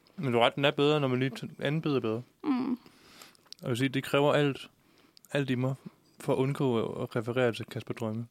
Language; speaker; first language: Danish; native; Danish